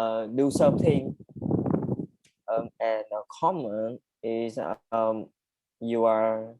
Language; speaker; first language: English; non-native, learner; Vietnamese